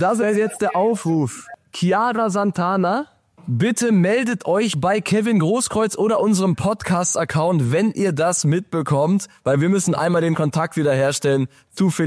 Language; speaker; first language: German; native; German